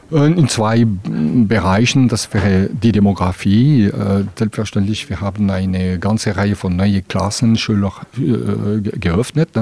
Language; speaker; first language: German; non-native, local second language; French